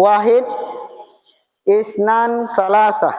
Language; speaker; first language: Arabic; non-native, fluent; Indonesian